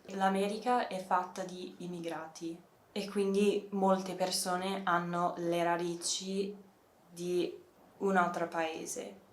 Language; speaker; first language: Italian; non-native, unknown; English